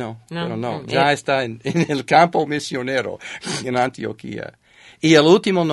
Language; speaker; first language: Spanish; non-native, fluent; English